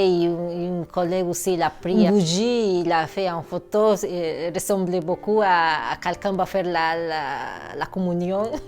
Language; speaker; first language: French; non-native, fluent; Spanish